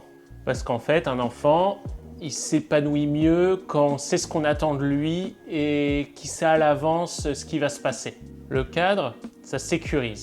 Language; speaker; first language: French; native; French